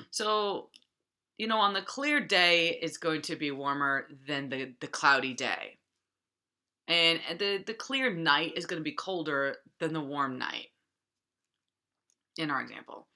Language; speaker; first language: English; native; English